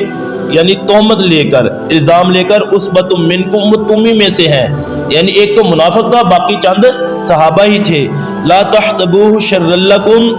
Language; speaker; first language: Urdu; native; Urdu